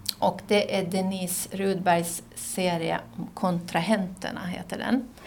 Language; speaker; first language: Swedish; native; Swedish